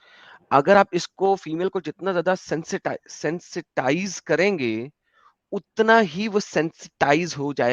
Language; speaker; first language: Hindi; native; Hindi